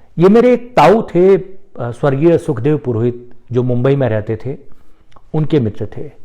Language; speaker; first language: Hindi; non-native, local second language; Marathi